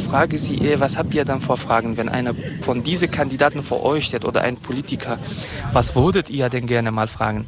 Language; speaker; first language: German; non-native, fluent; Kurdish